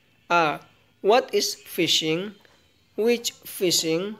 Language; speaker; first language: English; non-native, fluent; Indonesian